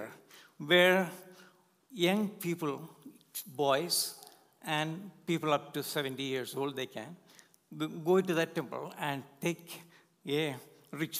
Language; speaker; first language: English; non-native, local second language; Malayalam